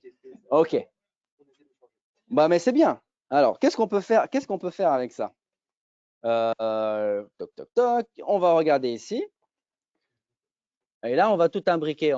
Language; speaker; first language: French; native; French